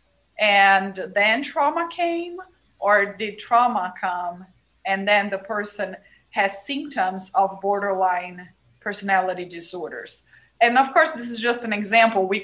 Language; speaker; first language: English; non-native, fluent; Portuguese